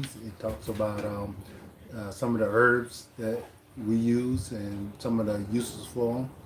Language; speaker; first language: English; native; English